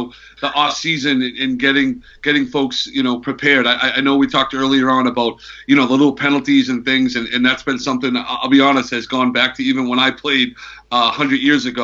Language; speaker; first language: English; native; English